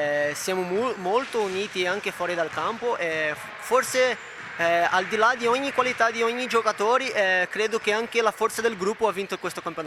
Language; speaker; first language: Italian; non-native, fluent; Portuguese